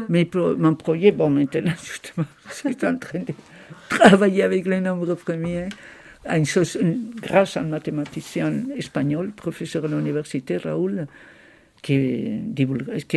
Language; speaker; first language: French; non-native, fluent; Spanish